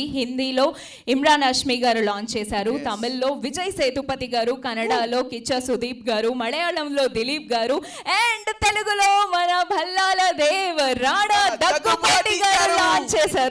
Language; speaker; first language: Telugu; native; Telugu